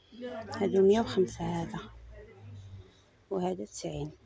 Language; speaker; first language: Arabic; native; Arabic